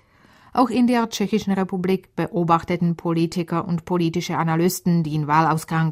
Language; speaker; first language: German; non-native, fluent; Czech